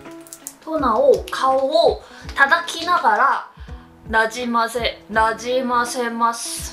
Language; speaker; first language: Japanese; non-native, fluent; Korean